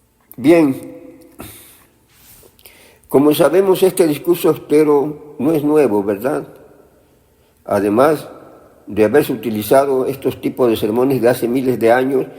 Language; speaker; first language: Spanish; native; Spanish